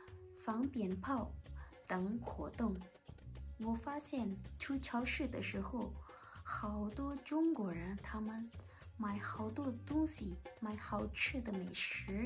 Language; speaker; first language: Chinese; non-native, learner; Indonesian